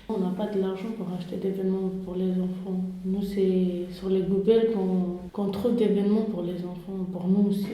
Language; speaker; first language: French; non-native, fluent; Romanian